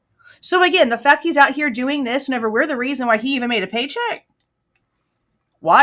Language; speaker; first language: English; native; English